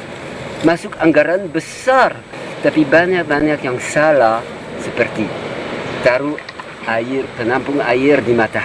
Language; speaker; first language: Indonesian; non-native, fluent; French